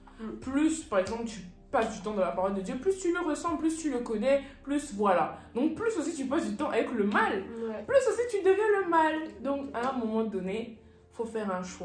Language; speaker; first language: French; native; French